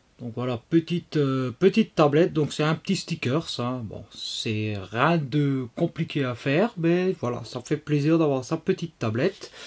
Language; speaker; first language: French; native; French